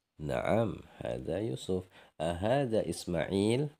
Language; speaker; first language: Arabic; non-native, fluent; Indonesian